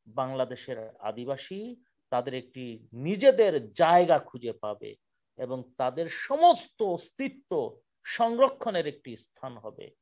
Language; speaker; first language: Bangla; native; Bangla